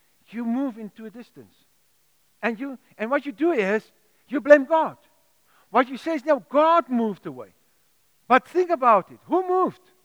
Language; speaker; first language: English; non-native, local second language; Afrikaans